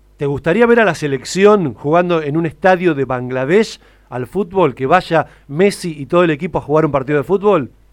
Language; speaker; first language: Spanish; native; Spanish